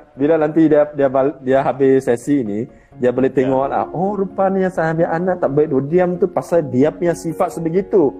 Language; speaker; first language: Malay; non-native, local second language; Chinese